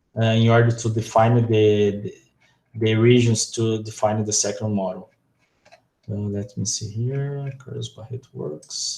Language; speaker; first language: English; non-native, fluent; Portuguese